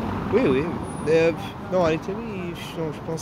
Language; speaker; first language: French; non-native, learner; Italian